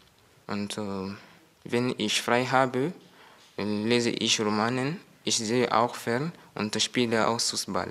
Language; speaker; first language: German; non-native, learner; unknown